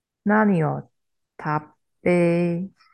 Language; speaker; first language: Japanese; non-native, learner; Chinese